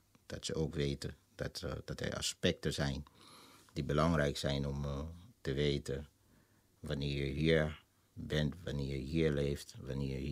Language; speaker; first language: Dutch; non-native, fluent; Lingala